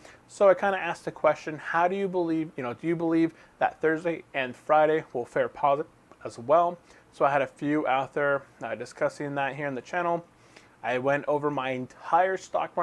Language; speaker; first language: English; native; English